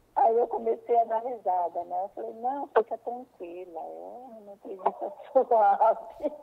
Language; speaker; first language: Portuguese; native; Portuguese